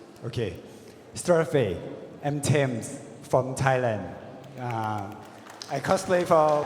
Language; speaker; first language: English; non-native, learner; Thai